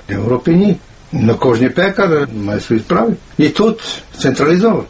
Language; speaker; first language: Ukrainian; non-native, fluent; Swedish